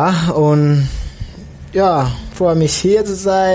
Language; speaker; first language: German; non-native, learner; Swahili